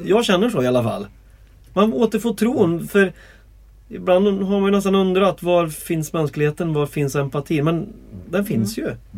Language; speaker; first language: Swedish; native; Swedish